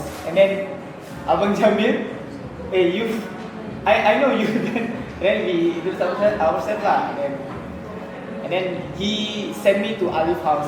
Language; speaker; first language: English; non-native, fluent; Indonesian